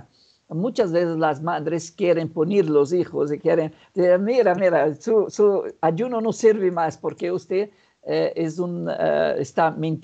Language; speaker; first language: Spanish; non-native, fluent; Portuguese